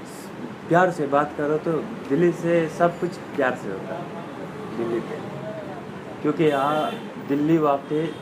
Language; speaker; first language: Hindi; non-native, learner; Persian